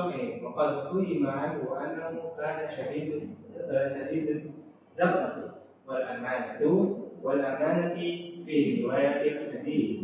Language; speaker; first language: Arabic; non-native, learner; Indonesian